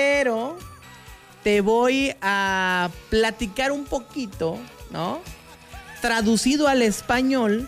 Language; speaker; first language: Spanish; native; Spanish